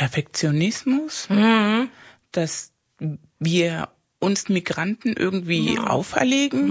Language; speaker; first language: German; non-native, fluent; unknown